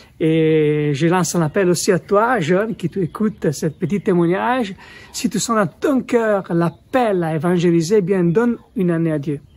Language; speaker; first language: French; non-native, fluent; Italian